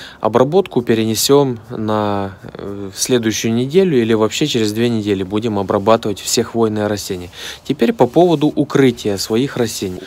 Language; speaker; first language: Russian; native; Russian